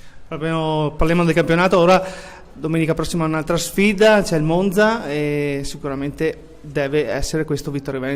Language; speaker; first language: Italian; native; Italian